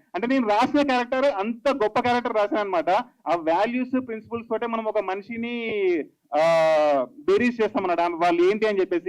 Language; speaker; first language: Telugu; native; Telugu